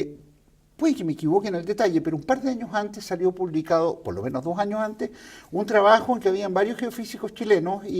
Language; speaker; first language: Spanish; native; Spanish